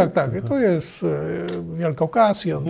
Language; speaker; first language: Polish; non-native, learner; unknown